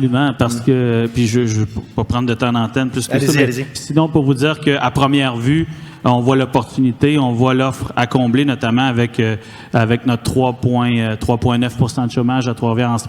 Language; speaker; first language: French; native; French